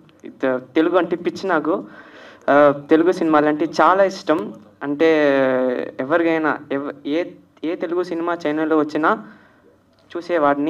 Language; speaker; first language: Telugu; early bilingual, heritage; Telugu